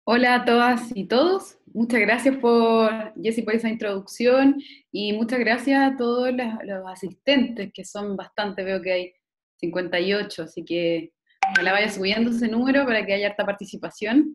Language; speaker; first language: Spanish; native; Spanish